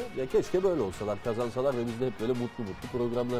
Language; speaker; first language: Turkish; native; Turkish